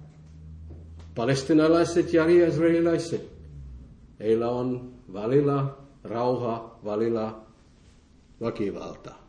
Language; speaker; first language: Finnish; non-native, fluent; French